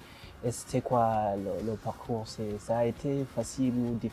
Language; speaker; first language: French; non-native, local second language; Rundi